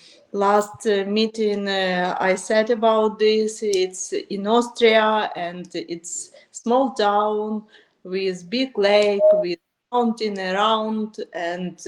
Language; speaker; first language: English; non-native, learner; Ukrainian